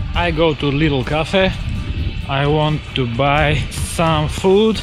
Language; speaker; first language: English; non-native, learner; Russian